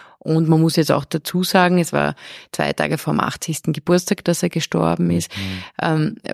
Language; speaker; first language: German; early bilingual, heritage; German